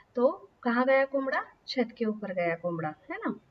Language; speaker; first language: Hindi; non-native, local second language; Marathi